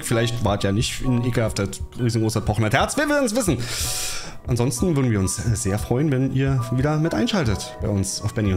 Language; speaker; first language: German; native; German